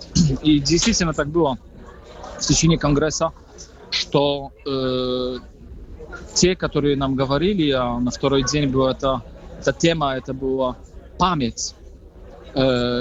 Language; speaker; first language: Russian; non-native, fluent; Polish